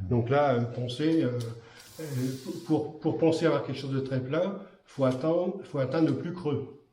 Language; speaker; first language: French; native; French